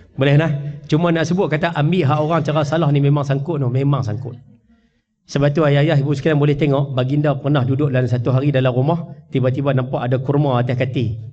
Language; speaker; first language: Malay; native; Malay